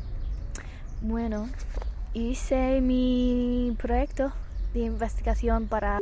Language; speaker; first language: Spanish; non-native, fluent; English